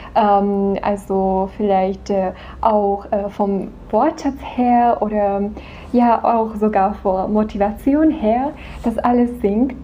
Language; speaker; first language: German; non-native, fluent; Czech